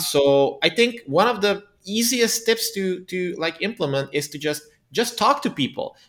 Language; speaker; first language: English; non-native, fluent; Romanian